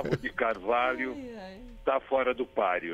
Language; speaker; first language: Portuguese; native; Portuguese